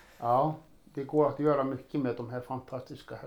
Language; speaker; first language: Swedish; non-native, fluent; Icelandic